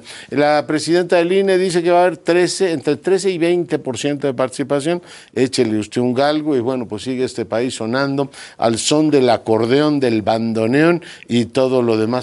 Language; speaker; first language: Spanish; native; Spanish